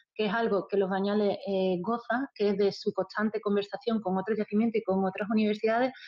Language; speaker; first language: Spanish; native; Spanish